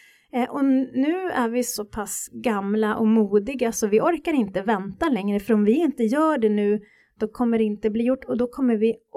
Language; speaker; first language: Swedish; native; Swedish